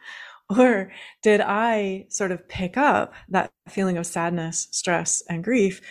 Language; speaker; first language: English; native; English